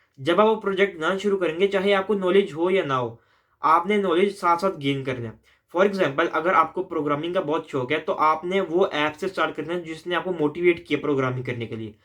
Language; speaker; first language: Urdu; native; Urdu